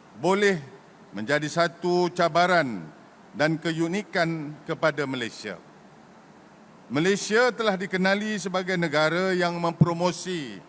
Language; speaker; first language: Malay; native; Malay